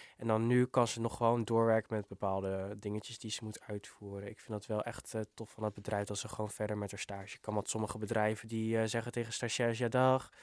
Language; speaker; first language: Dutch; native; Dutch